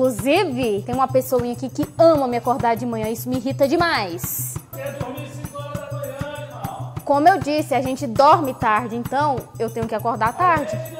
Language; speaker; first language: Portuguese; native; Portuguese